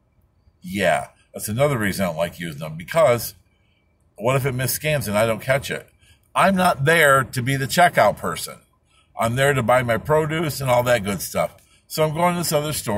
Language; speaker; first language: English; native; English